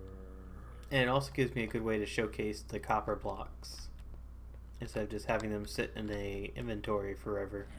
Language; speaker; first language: English; native; English